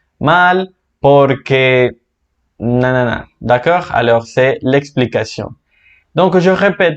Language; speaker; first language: French; non-native, fluent; Spanish